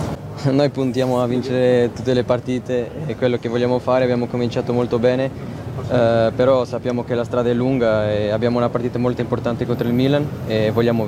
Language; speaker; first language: Italian; non-native, fluent; Portuguese